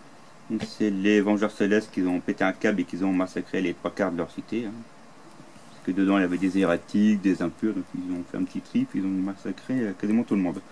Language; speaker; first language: French; native; French